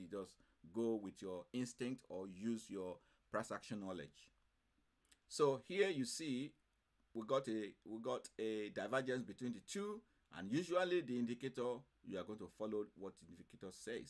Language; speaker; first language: English; non-native, fluent; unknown